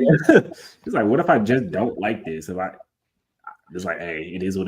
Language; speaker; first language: English; native; English